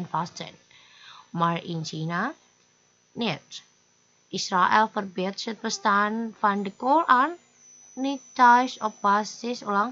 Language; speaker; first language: Dutch; non-native, fluent; Indonesian